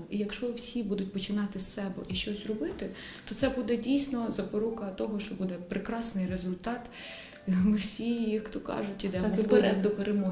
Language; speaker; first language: Ukrainian; native; Ukrainian